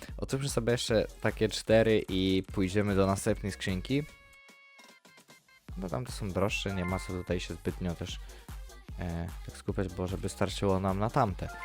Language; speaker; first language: Polish; native; Polish